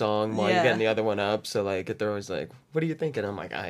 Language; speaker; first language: English; native; English